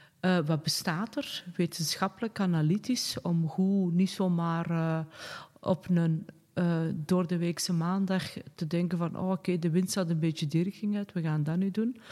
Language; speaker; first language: Dutch; native; Dutch